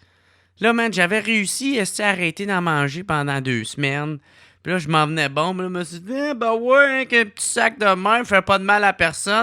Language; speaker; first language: French; native; French